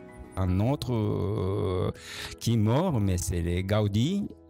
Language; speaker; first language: French; non-native, learner; Japanese